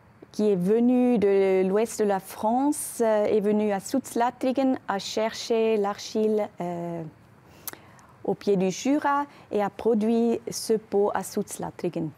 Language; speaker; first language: French; non-native, local second language; German